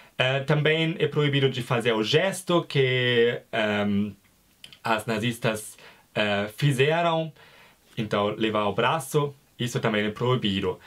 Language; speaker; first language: Portuguese; non-native, fluent; German